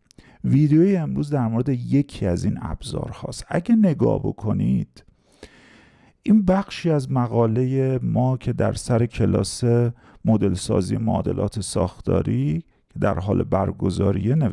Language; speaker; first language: Persian; native; Persian